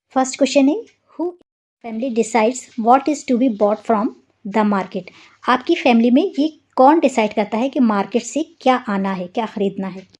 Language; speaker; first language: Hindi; native; Hindi